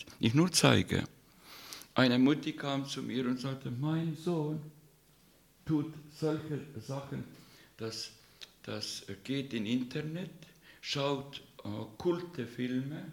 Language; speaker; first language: German; non-native, learner; Russian